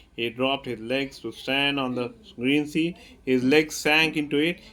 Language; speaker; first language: English; non-native, local second language; Hindi